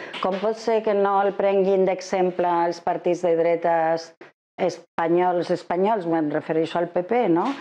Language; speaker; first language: Catalan; non-native, fluent; Spanish